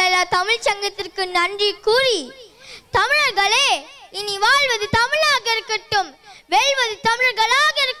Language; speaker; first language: Tamil; early bilingual, heritage; Tamil